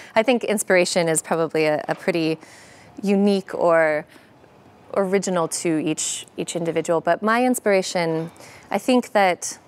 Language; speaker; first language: English; native; English